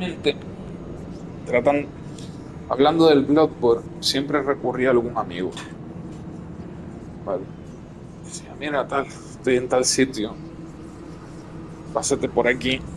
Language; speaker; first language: Spanish; native; Spanish